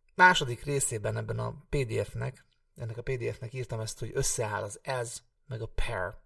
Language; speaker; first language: Hungarian; native; Hungarian